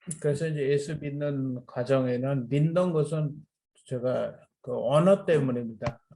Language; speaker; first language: Korean; non-native, fluent; Nepali